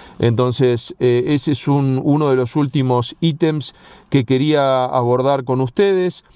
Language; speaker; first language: Spanish; native; Spanish